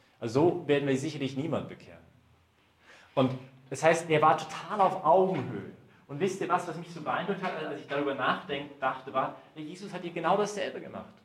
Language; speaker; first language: German; early bilingual, heritage; German